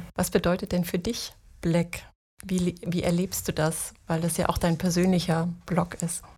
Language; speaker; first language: German; native; German